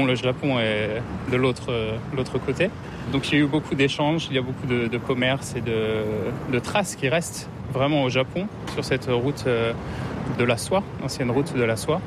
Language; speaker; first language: French; native; French